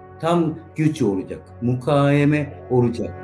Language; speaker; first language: Turkish; non-native, learner; Japanese